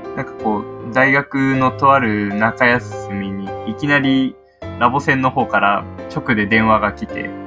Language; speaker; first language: Japanese; native; Japanese